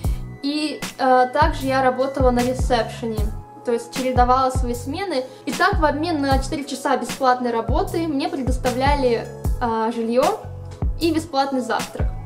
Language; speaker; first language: Russian; native; Russian